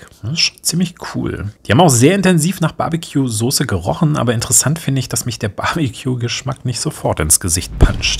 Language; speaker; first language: German; native; German